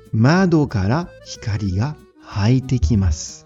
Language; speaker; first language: Japanese; non-native, fluent; French